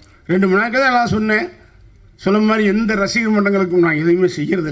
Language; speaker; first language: Tamil; native; Tamil